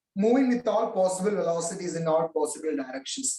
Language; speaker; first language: English; non-native, local second language; Malayalam